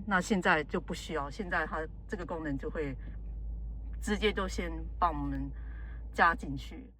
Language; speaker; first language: Chinese; native; Chinese